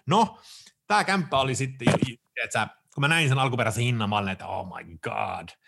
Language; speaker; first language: Finnish; early bilingual, heritage; Finnish